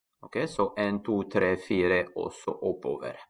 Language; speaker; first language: Norwegian; non-native, fluent; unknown